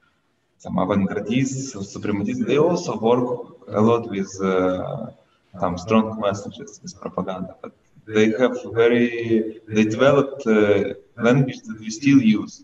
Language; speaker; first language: English; non-native, learner; Russian